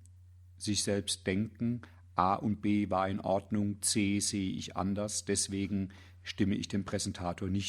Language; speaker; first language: German; native; German